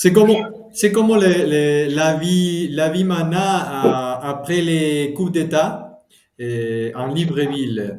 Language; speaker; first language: French; non-native, fluent; Spanish